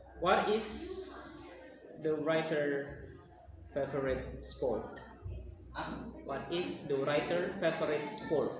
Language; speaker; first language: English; non-native, learner; Indonesian